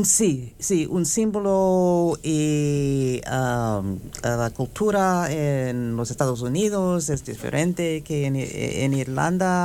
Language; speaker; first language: Spanish; non-native, fluent; English